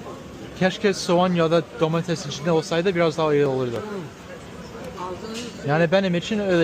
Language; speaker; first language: Turkish; early bilingual, heritage; English